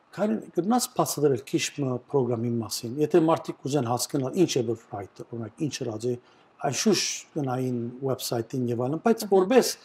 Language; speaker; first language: Armenian; early bilingual, heritage; Armenian